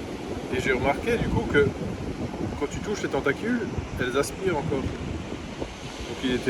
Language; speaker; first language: French; native; French